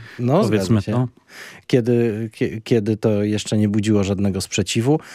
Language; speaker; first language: Polish; native; Polish